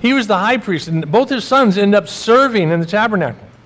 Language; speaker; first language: English; native; English